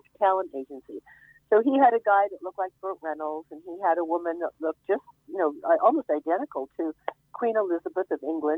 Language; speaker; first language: English; native; English